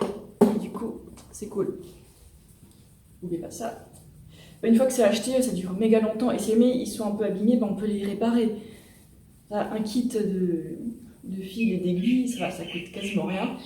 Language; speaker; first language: French; native; French